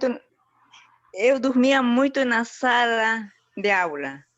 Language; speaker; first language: Portuguese; non-native, learner; Spanish